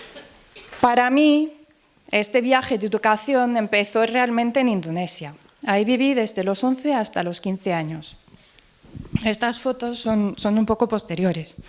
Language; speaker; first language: Spanish; non-native, fluent; Norwegian